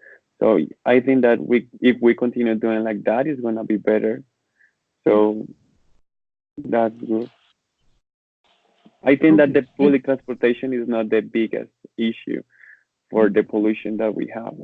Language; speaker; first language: English; non-native, fluent; Spanish